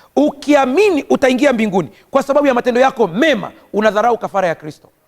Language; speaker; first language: Swahili; native; Swahili